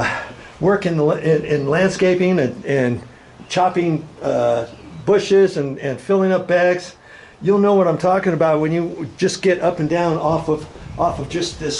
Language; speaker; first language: English; native; English